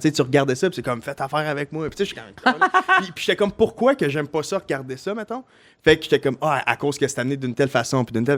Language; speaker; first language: French; native; French